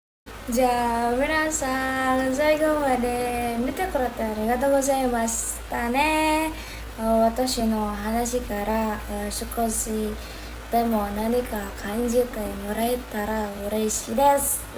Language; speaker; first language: Japanese; non-native, learner; Indonesian